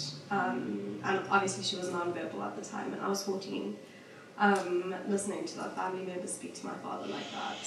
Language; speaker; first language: English; native; English